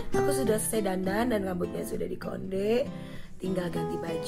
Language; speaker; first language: Indonesian; native; Indonesian